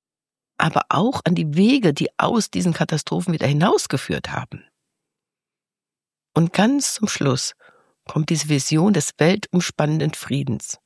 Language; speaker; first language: German; native; German